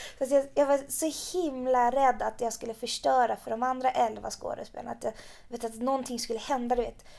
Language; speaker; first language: Swedish; early bilingual, other home language; Persian